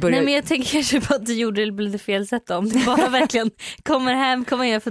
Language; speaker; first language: Swedish; native; Swedish